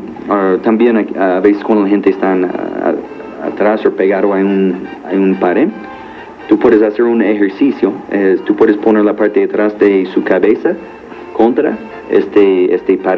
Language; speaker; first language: Spanish; non-native, learner; English